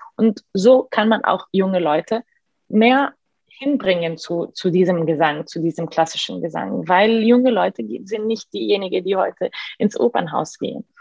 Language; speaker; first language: German; non-native, fluent; Arabic